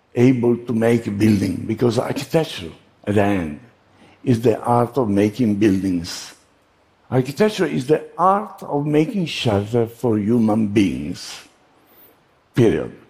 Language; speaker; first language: English; non-native, fluent; Italian